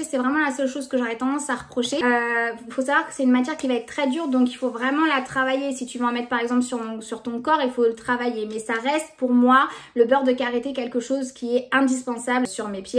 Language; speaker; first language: French; native; French